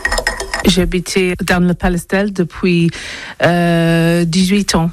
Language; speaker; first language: French; non-native, learner; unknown